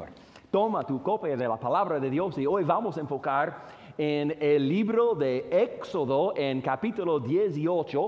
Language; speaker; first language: Spanish; non-native, fluent; English